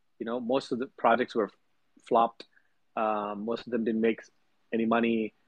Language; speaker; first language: English; non-native, local second language; Telugu